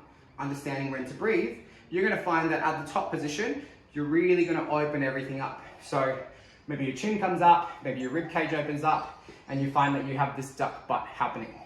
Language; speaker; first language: English; native; English